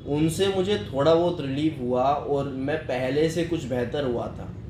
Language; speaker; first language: Hindi; native; Hindi